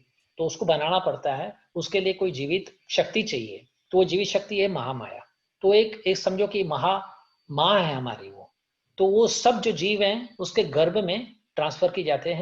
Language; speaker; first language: Hindi; native; Hindi